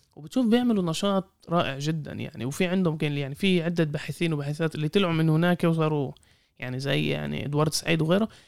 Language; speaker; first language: Arabic; native; Arabic